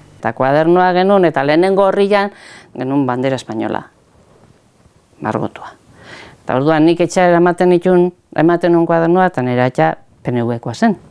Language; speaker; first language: Basque; native; Basque